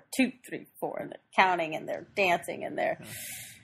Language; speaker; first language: English; native; English